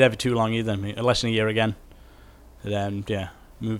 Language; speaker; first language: English; native; English